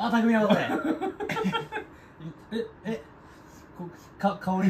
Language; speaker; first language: Japanese; native; Japanese